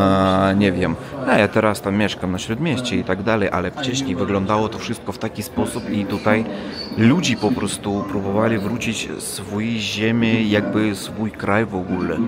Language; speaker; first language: Polish; non-native, learner; Russian